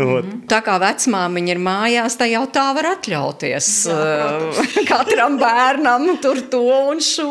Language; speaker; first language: Latvian; native; Latvian